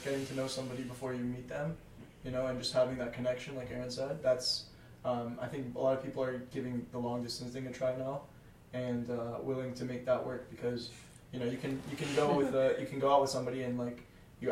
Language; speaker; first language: English; native; English